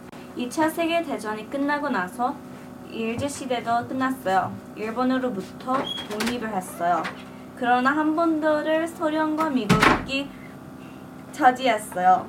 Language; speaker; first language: Korean; early bilingual, heritage; English